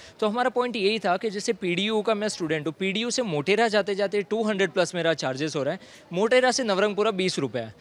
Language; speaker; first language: Hindi; non-native, local second language; Gujarati